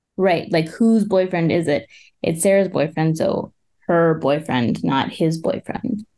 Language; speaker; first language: English; native; English